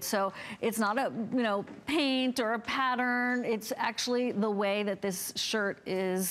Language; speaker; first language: English; native; English